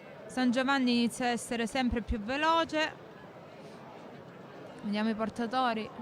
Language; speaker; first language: Italian; native; Italian